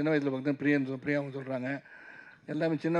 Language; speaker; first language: Tamil; native; Tamil